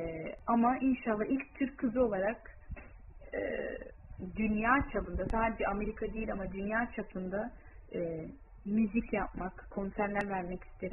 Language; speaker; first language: Turkish; early bilingual, heritage; Turkish